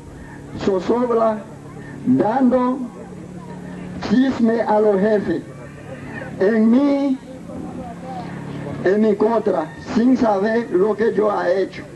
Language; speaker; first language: Spanish; non-native, learner; Haitian Creole